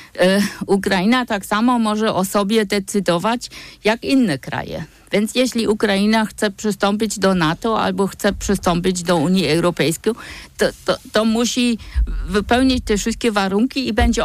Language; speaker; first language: Polish; non-native, fluent; German